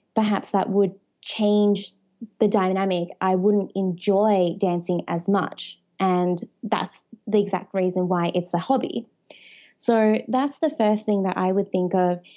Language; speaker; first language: English; native; English